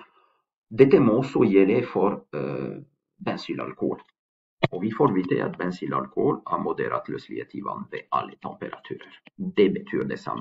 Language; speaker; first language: Norwegian; non-native, fluent; French